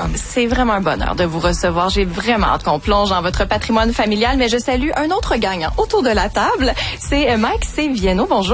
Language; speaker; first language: French; native; French